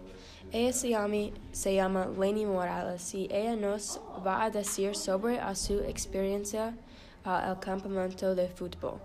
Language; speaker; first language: Spanish; non-native, learner; English